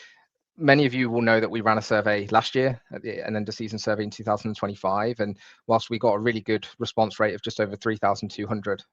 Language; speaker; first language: English; native; English